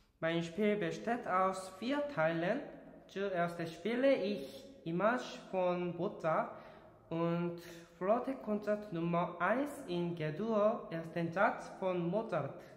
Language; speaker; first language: German; non-native, learner; Korean